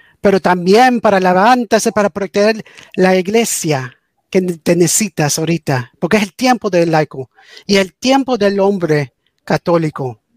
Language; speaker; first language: Spanish; early bilingual, heritage; English